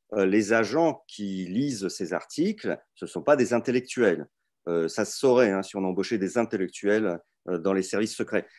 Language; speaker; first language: French; early bilingual, other home language; Russian